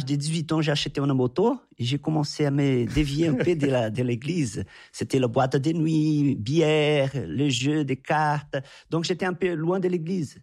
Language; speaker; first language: French; non-native, fluent; Portuguese